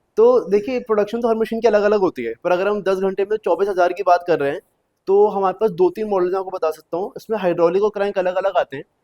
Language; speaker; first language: Hindi; native; Hindi